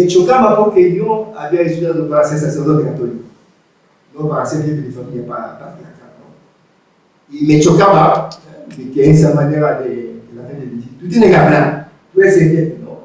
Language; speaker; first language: Spanish; non-native, fluent; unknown